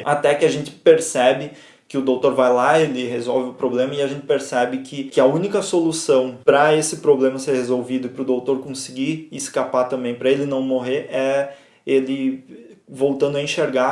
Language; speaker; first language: Portuguese; native; Portuguese